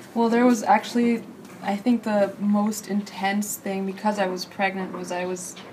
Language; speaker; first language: English; early bilingual, other home language; German